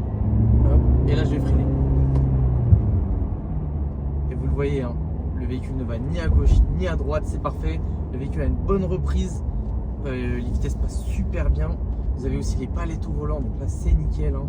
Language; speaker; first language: French; native; French